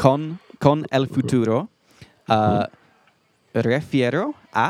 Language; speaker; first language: Spanish; non-native, learner; English